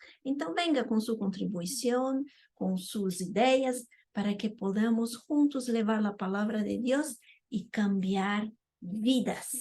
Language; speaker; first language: Spanish; non-native, fluent; Portuguese